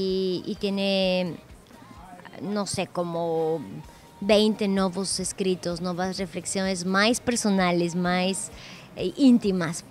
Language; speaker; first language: Portuguese; non-native, learner; Spanish